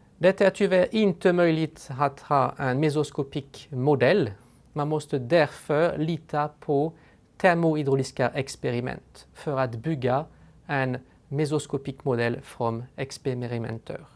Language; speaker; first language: Swedish; non-native, fluent; French